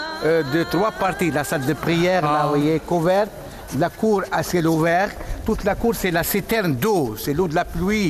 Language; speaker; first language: French; non-native, local second language; Arabic